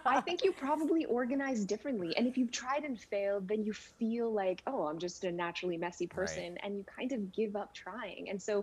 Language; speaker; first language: English; native; English